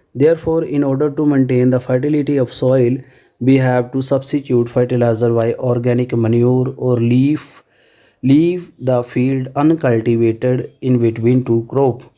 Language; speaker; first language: English; non-native, local second language; Punjabi